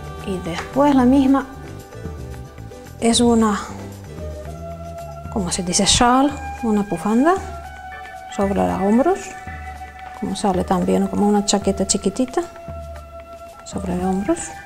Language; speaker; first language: Spanish; non-native, learner; Finnish